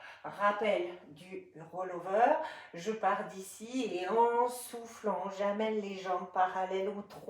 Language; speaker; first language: French; native; French